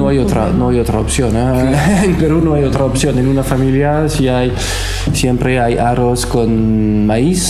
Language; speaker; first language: Spanish; non-native, fluent; French